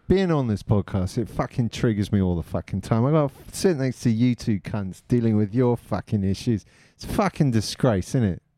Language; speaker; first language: English; native; English